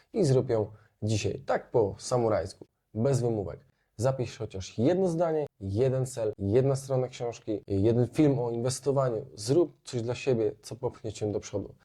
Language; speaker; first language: Polish; native; Polish